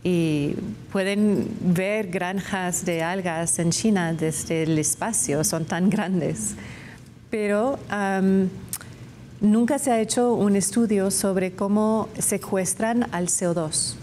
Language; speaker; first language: Spanish; non-native, fluent; English